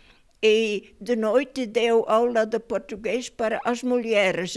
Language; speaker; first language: Portuguese; non-native, fluent; Dutch